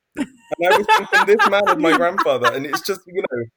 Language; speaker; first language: English; native; English